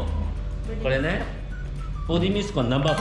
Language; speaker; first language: Japanese; native; Japanese